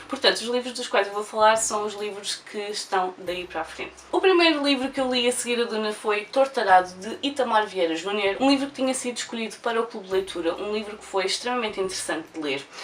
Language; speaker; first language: Portuguese; native; Portuguese